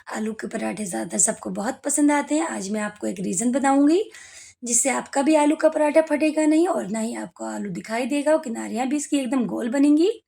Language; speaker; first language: Hindi; native; Hindi